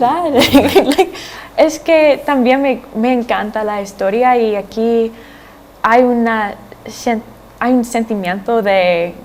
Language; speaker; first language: Spanish; non-native, fluent; English